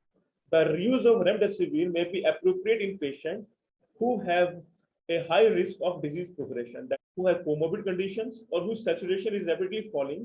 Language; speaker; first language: English; non-native, local second language; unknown